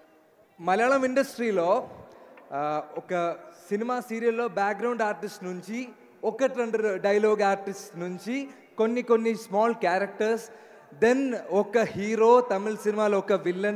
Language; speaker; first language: Telugu; non-native, learner; Malayalam